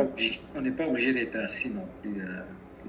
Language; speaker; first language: French; native; French